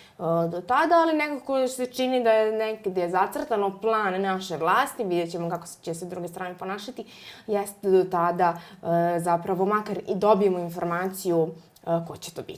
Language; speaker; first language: Serbian; native; Serbian